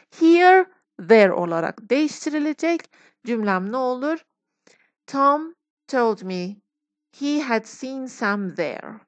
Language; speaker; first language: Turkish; non-native, fluent; Persian